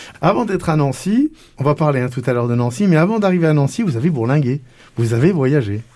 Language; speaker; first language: French; native; French